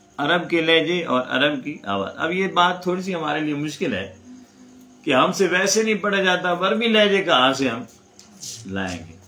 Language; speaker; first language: Urdu; non-native, local second language; Punjabi